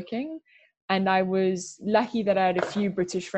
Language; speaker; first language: English; native; English